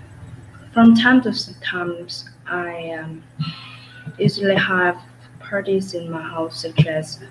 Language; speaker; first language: English; non-native, learner; Vietnamese